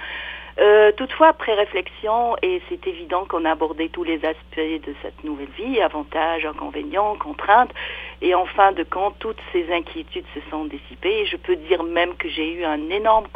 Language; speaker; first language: French; non-native, local second language; Arabic